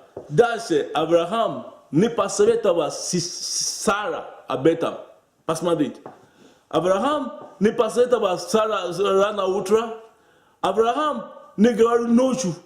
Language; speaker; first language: Russian; non-native, learner; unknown